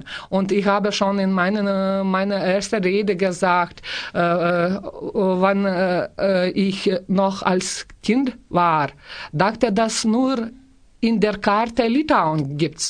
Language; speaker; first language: German; non-native, learner; Lithuanian